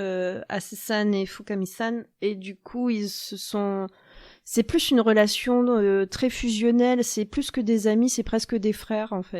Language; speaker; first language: French; native; French